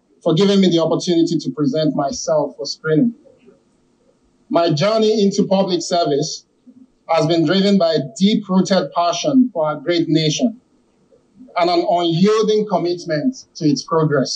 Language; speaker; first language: English; non-native, local second language; Yoruba